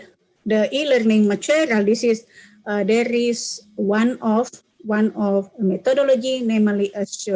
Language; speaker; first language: English; non-native, fluent; Indonesian